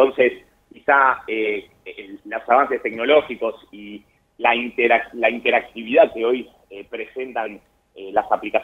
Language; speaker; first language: Spanish; native; Spanish